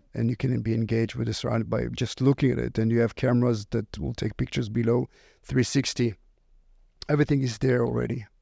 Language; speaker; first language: English; non-native, fluent; Hebrew